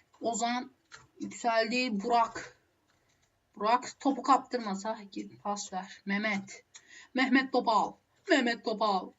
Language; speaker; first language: Turkish; native; Turkish